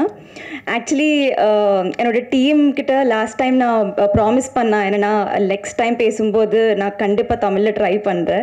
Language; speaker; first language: Tamil; non-native, learner; Telugu